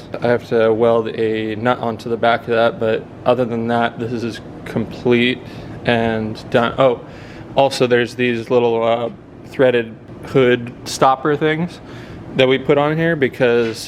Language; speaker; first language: English; native; English